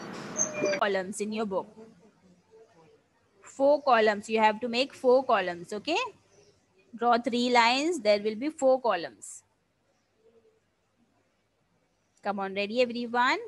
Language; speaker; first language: English; non-native, local second language; Hindi